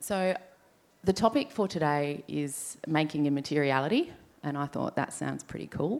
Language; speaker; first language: English; native; English